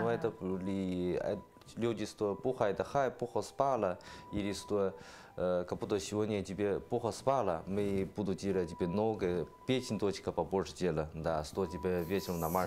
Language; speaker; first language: Russian; non-native, learner; Chinese